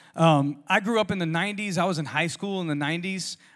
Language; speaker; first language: English; native; English